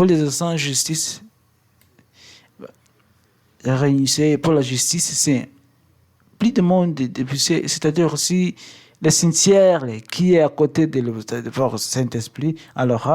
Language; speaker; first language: French; non-native, learner; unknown